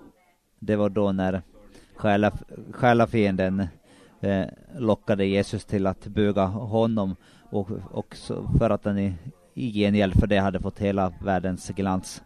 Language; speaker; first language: Swedish; non-native, local second language; Finnish